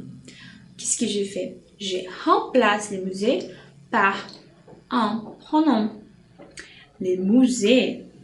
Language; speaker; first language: French; non-native, fluent; Portuguese